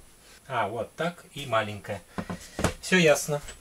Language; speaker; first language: Russian; native; Russian